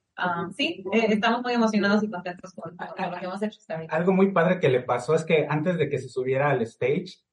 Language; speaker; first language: Spanish; early bilingual, heritage; Spanish